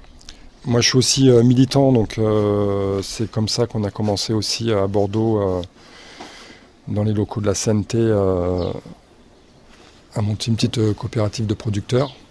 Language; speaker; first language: French; native; French